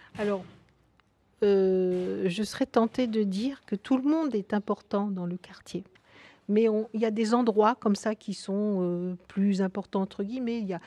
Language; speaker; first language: French; native; French